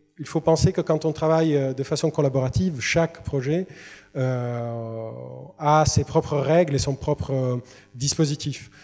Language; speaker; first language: French; non-native, fluent; Italian